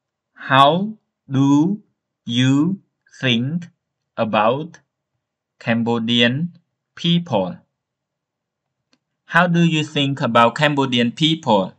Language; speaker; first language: English; non-native, learner; Khmer